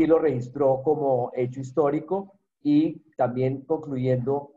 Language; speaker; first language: Spanish; native; Spanish